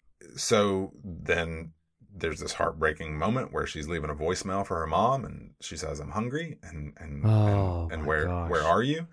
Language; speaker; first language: English; native; English